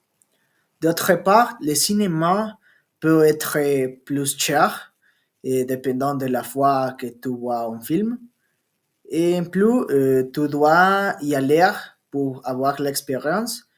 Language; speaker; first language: French; non-native, learner; Spanish